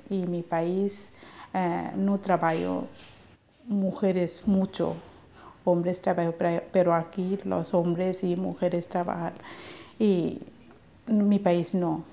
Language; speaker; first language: Spanish; non-native, learner; Bangla